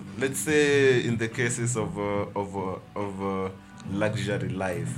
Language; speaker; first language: English; non-native, local second language; Luo (Kenya and Tanzania)